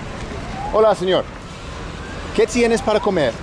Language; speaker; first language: Spanish; non-native, learner; English